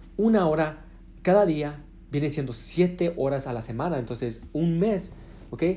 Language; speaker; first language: Spanish; early bilingual, heritage; Spanish